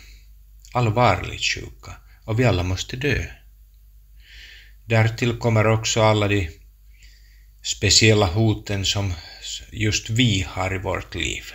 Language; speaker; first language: Swedish; non-native, local second language; Finnish